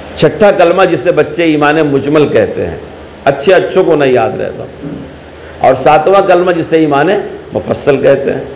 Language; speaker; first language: Urdu; native; Urdu